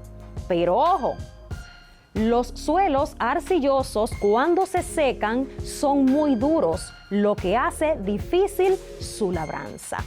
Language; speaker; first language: Spanish; native; Spanish